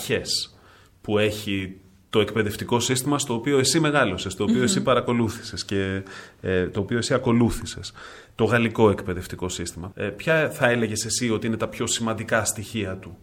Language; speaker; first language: Greek; native; Greek